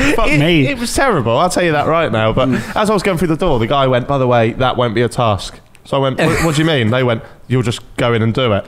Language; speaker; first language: English; native; English